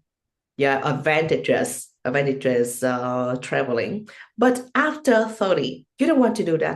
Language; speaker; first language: English; non-native, learner; Vietnamese